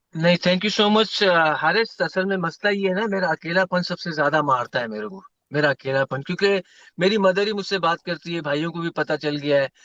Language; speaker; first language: Urdu; native; Urdu